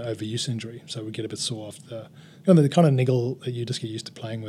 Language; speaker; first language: English; native; English